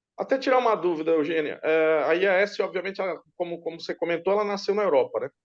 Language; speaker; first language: Portuguese; native; Portuguese